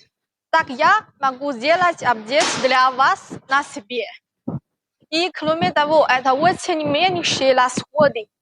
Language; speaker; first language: Russian; non-native, learner; Chinese